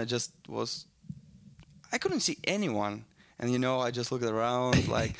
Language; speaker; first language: English; non-native, learner; Russian